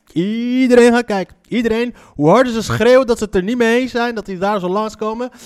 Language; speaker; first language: Dutch; early bilingual, other home language; Arabic